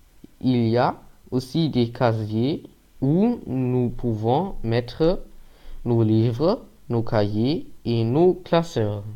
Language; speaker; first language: French; non-native, learner; German